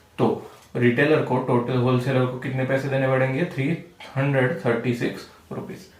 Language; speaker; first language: Hindi; non-native, local second language; Marathi